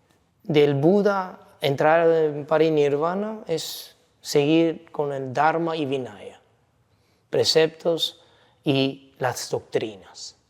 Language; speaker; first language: Spanish; non-native, fluent; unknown